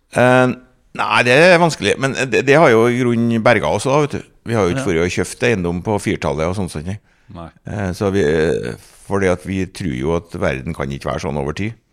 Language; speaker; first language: Norwegian; native; Norwegian